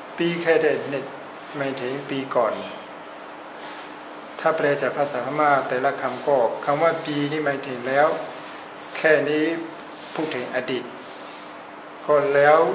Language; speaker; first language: Thai; non-native, fluent; Burmese